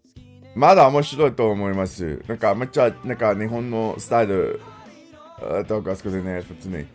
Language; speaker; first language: Japanese; non-native, learner; English